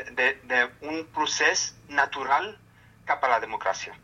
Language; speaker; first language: Catalan; non-native, fluent; Arabic